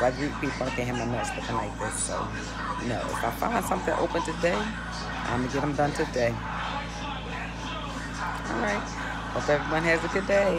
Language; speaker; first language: English; native; English